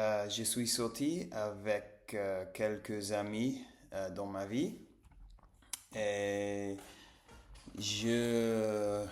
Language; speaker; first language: French; non-native, learner; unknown